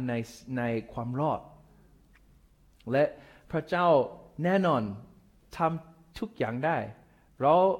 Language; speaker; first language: Thai; non-native, fluent; English